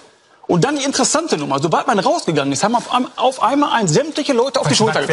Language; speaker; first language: German; native; German